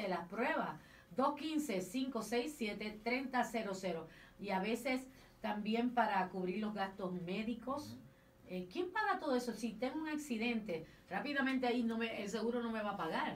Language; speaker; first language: Spanish; native; Spanish